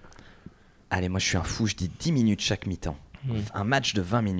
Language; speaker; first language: French; native; French